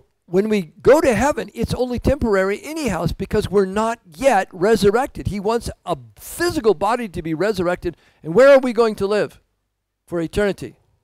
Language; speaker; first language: English; native; English